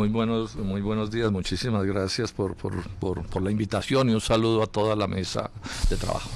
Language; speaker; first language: Spanish; native; Spanish